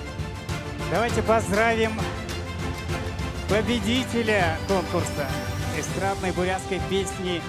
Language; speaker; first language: Russian; native; Russian